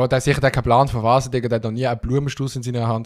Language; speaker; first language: German; native; German